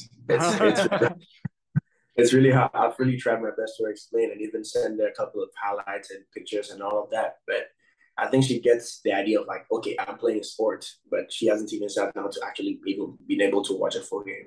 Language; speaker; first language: English; non-native, local second language; Akan